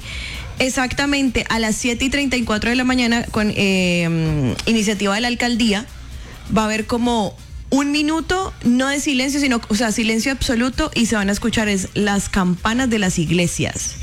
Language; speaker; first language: Spanish; native; Spanish